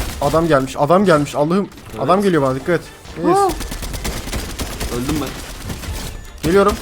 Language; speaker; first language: Turkish; native; Turkish